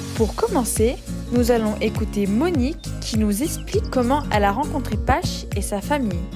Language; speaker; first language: French; native; French